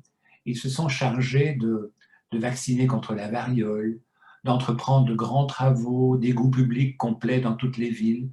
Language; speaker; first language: French; native; French